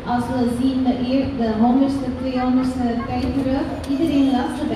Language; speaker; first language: Dutch; non-native, fluent; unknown